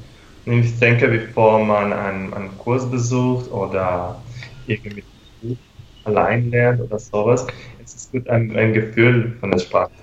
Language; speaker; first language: German; non-native, fluent; Spanish